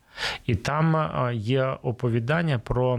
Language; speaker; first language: Ukrainian; non-native, local second language; Russian